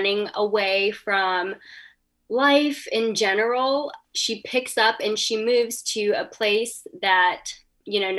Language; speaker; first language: English; native; English